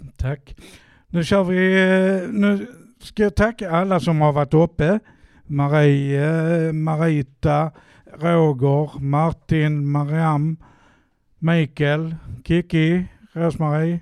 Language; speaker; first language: Swedish; native; Swedish